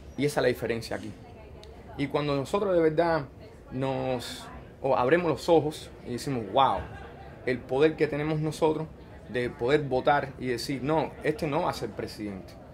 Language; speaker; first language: Spanish; early bilingual, heritage; Spanish